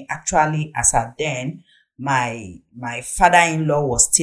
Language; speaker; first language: English; non-native, local second language; Igbo